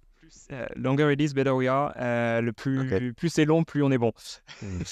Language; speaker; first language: French; native; French